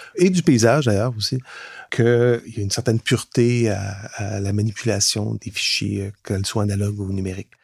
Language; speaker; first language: French; native; French